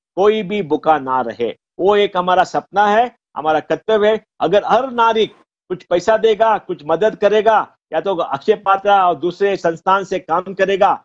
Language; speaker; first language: Hindi; non-native, local second language; Konkani